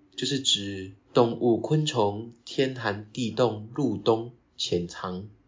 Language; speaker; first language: Chinese; non-native, local second language; Min Nan Chinese